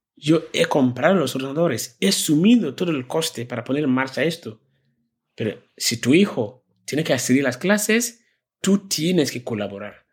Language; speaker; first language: Spanish; non-native, fluent; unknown